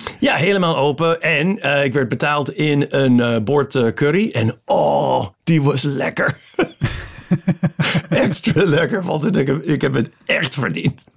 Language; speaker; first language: Dutch; non-native, fluent; English